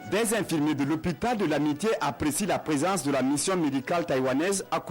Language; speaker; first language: French; native; French